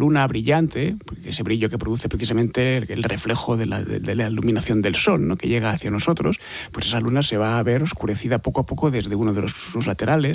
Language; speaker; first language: Spanish; native; Spanish